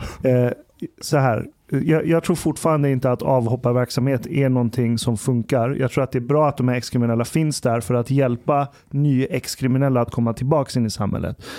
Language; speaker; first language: Swedish; early bilingual, other home language; Persian